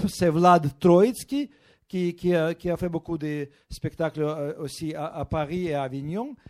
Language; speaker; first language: French; non-native, fluent; Russian